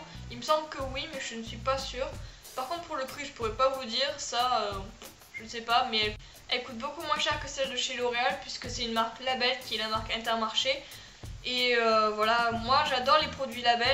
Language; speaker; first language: French; native; French